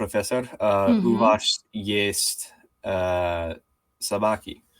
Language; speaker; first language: Russian; non-native, learner; English